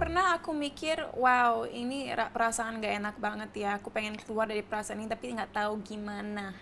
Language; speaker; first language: Indonesian; early bilingual, heritage; Indonesian